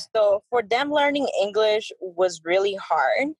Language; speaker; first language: English; early bilingual, other home language; Spanish